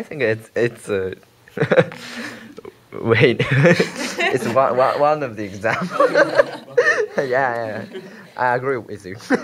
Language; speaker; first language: English; non-native, learner; Japanese